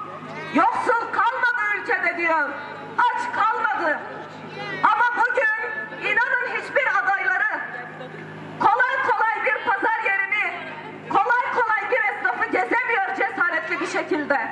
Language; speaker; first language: Turkish; native; Turkish